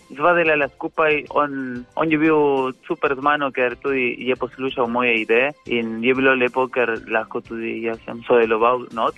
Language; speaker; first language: Slovenian; non-native, fluent; Spanish